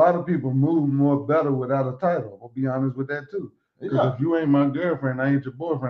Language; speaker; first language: English; native; English